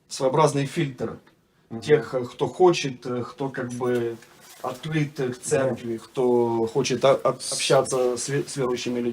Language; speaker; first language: Russian; native; Russian